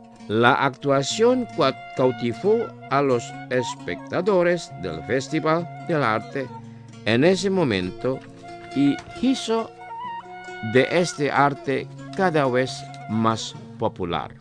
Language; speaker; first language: Spanish; non-native, fluent; Indonesian